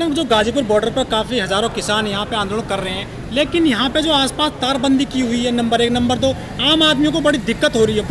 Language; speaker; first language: Hindi; native; Hindi